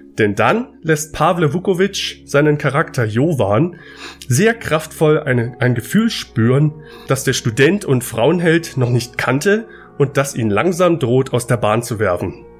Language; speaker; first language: German; native; German